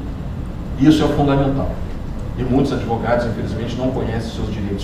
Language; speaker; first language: Portuguese; native; Portuguese